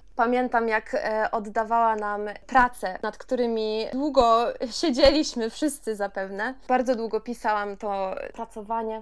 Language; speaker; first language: Polish; early bilingual, heritage; Polish